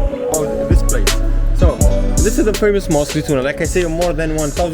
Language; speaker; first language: English; non-native, learner; Arabic